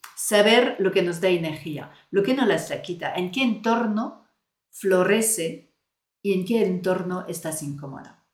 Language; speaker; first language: Spanish; non-native, fluent; French